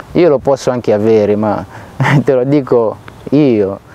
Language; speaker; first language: Italian; non-native, fluent; Lingala